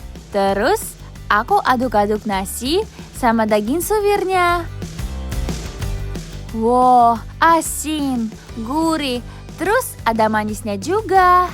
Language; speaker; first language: Indonesian; non-native, fluent; Russian